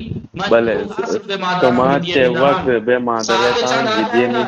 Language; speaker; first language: Persian; non-native, learner; Urdu